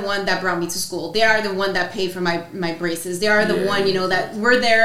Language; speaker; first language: English; non-native, fluent; French